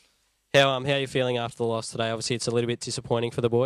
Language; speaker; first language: English; native; English